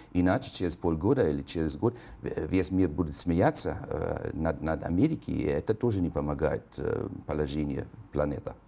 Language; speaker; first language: Russian; non-native, fluent; German